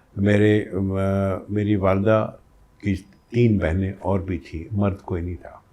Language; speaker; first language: Urdu; native; Urdu